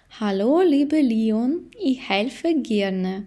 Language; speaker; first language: German; non-native, fluent; Ukrainian